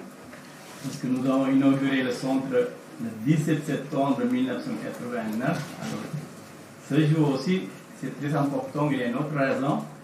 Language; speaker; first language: French; non-native, fluent; Sinhala